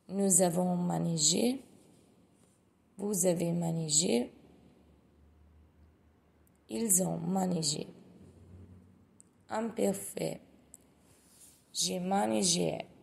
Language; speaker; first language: French; non-native, learner; Italian